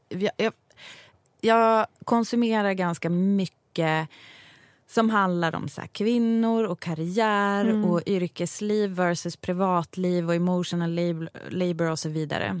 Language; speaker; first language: Swedish; native; Swedish